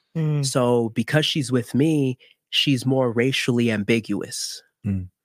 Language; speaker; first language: English; early bilingual, other home language; Haitian Creole